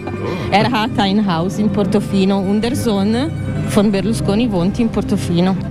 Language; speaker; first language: German; non-native, learner; Italian